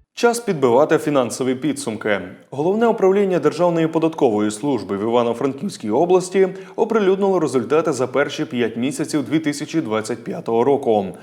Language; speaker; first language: Ukrainian; native; Ukrainian